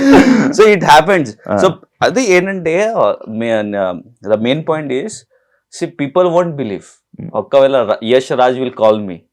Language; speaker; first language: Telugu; non-native, learner; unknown